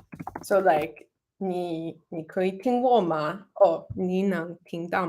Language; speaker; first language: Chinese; non-native, learner; English